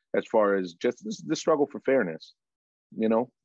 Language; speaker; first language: English; native; English